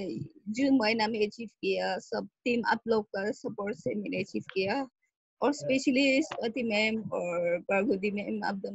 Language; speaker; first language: Hindi; non-native, local second language; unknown